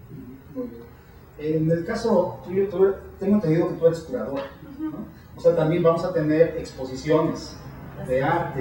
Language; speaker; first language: Spanish; native; Spanish